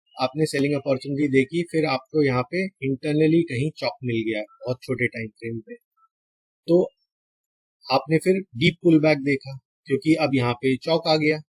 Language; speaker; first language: Hindi; native; Hindi